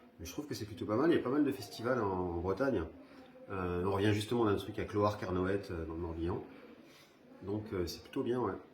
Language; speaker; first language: French; early bilingual, other home language; Spanish